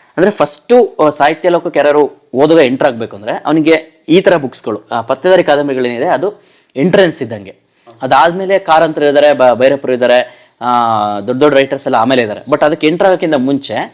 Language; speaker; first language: Kannada; native; Kannada